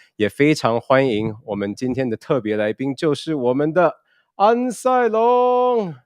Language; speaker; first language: Chinese; early bilingual, other home language; Indonesian